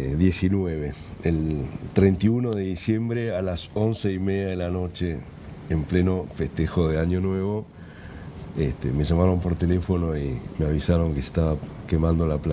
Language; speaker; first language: Spanish; native; Spanish